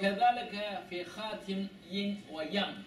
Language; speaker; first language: Arabic; non-native, learner; Chinese